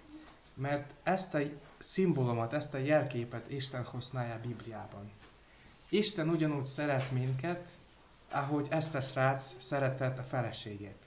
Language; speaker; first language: Hungarian; non-native, learner; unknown